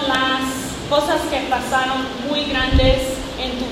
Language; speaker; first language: Spanish; non-native, learner; English